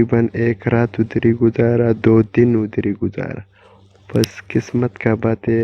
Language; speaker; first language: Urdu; non-native, local second language; Pashto